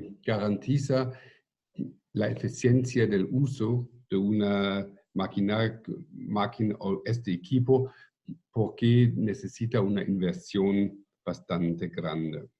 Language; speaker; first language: Spanish; non-native, fluent; German